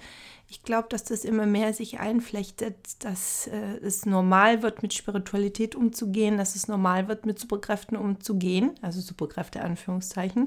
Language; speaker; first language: German; native; German